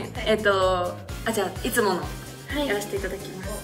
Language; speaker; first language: Japanese; native; Japanese